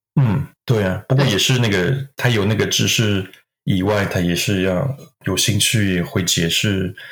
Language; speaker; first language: Chinese; non-native, fluent; French